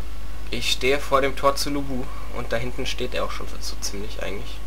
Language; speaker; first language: German; native; German